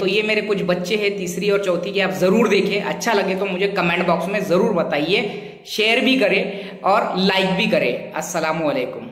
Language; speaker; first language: Hindi; native; Hindi